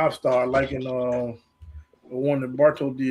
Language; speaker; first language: English; native; English